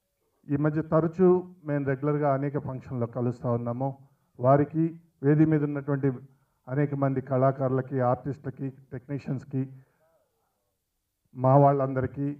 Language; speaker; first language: Telugu; native; Telugu